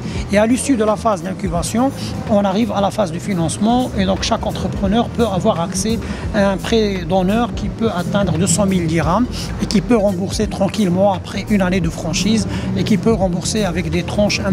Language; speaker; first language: French; non-native, local second language; Arabic